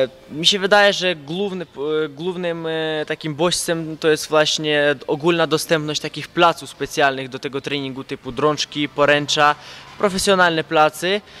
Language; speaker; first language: Polish; non-native, fluent; Ukrainian